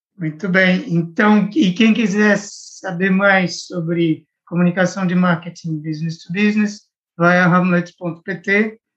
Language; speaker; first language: Portuguese; native; Portuguese